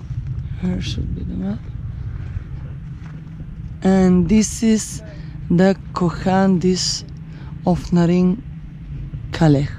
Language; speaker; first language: English; non-native, fluent; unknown